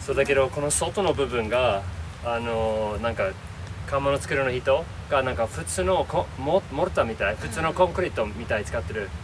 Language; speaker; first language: Japanese; non-native, learner; English